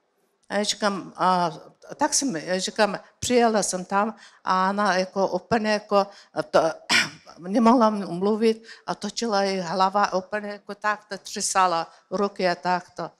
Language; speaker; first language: Czech; non-native, learner; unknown